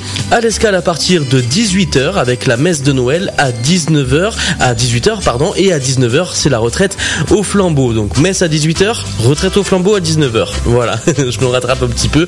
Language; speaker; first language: French; native; French